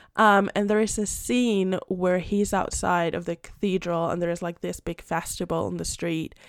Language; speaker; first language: English; non-native, fluent; Spanish